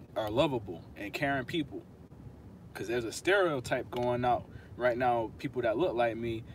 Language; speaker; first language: English; native; English